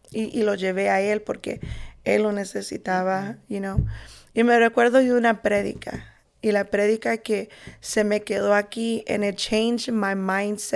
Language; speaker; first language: Spanish; early bilingual, heritage; Spanish